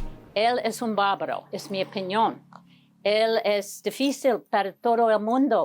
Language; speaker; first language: Spanish; non-native, learner; English